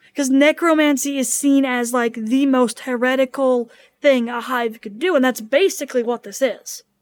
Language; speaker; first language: English; native; English